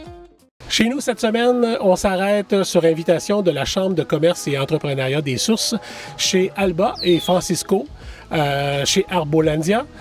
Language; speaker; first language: French; native; French